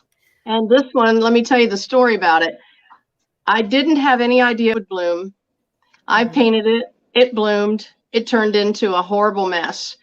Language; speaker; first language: English; native; English